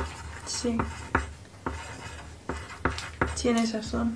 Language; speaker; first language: Spanish; non-native, learner; English